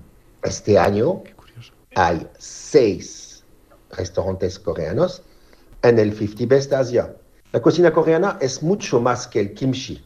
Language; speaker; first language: Spanish; non-native, fluent; French